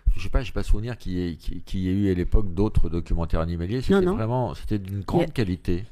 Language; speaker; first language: French; native; French